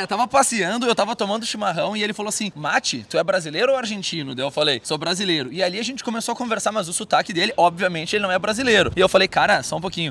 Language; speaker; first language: Portuguese; native; Portuguese